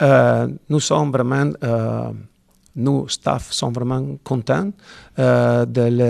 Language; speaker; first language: French; non-native, learner; Italian